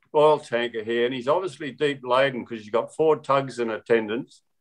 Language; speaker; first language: English; native; English